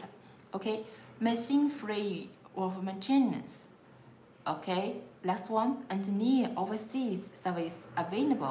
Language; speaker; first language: English; non-native, learner; Chinese